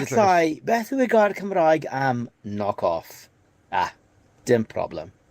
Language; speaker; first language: Welsh; non-native, learner; English